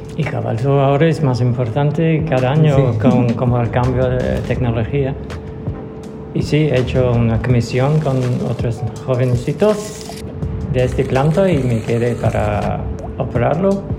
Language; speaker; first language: Spanish; non-native, learner; English